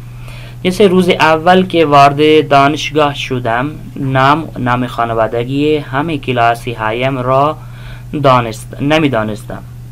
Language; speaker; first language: Persian; non-native, fluent; Urdu